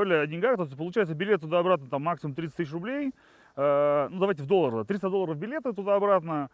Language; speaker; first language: Russian; native; Russian